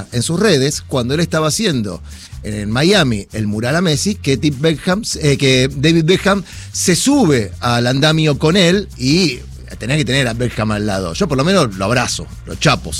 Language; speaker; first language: Spanish; native; Spanish